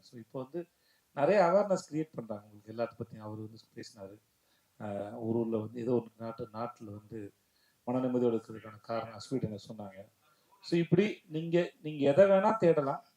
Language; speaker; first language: Tamil; native; Tamil